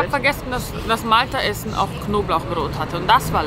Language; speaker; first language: German; early bilingual, other home language; Persian